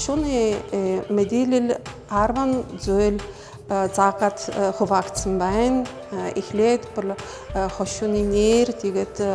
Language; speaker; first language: Mongolian; non-native, fluent; Polish